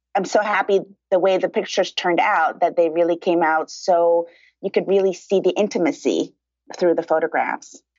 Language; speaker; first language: English; early bilingual, other home language; Spanish